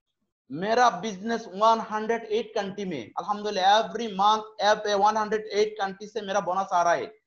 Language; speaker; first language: Hindi; non-native, fluent; Bangla